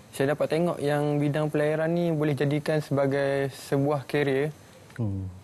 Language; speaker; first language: Malay; native; Malay